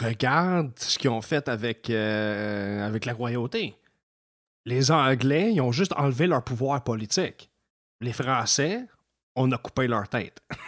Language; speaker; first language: French; native; French